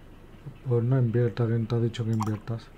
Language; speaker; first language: Spanish; native; Spanish